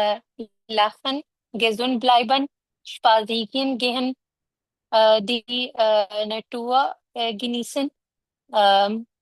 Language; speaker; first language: German; non-native, learner; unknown